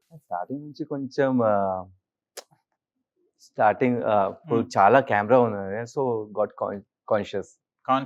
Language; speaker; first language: Telugu; non-native, local second language; Hindi